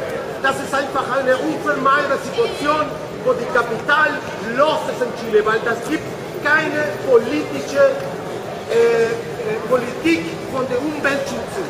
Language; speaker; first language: German; non-native, learner; Spanish